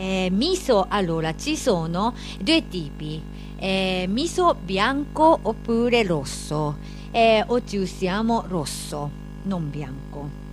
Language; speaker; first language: Italian; non-native, learner; Japanese